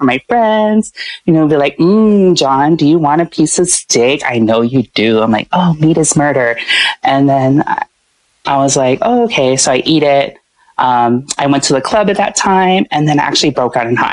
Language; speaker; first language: English; native; English